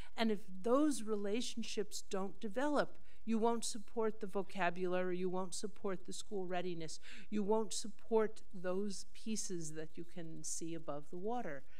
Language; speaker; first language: English; native; English